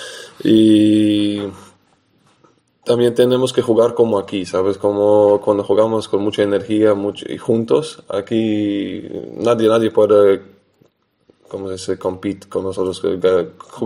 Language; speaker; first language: Spanish; non-native, fluent; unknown